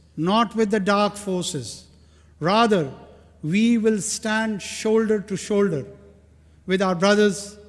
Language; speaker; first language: English; non-native, local second language; Pashto